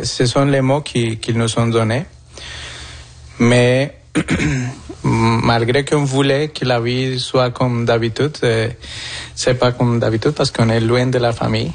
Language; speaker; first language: French; non-native, fluent; Spanish